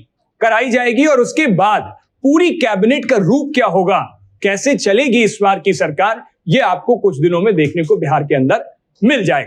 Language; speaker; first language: Hindi; native; Hindi